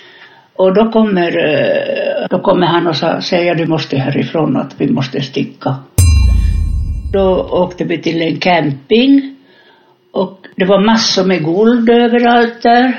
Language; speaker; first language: Swedish; non-native, fluent; Finnish